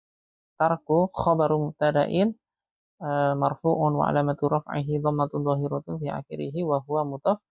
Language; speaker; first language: Arabic; non-native, fluent; Indonesian